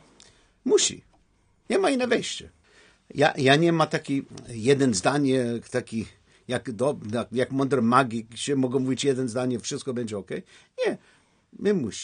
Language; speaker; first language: Polish; non-native, learner; English